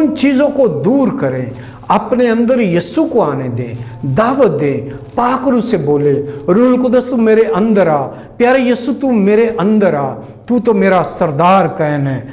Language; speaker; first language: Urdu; non-native, local second language; Punjabi